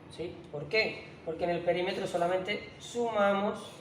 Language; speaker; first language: Spanish; native; Spanish